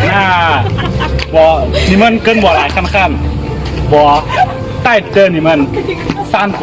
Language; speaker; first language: Chinese; non-native, learner; Lao